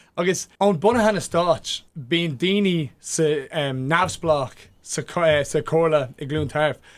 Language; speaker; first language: Irish; non-native, local second language; English